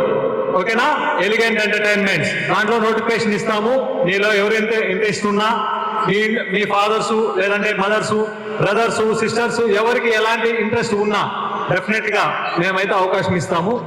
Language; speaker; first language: Telugu; native; Telugu